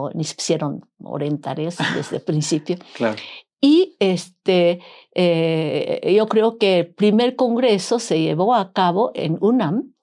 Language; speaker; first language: Spanish; non-native, fluent; Japanese